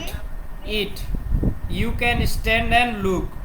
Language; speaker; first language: English; non-native, fluent; Bangla